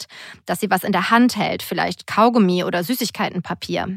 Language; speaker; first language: German; native; German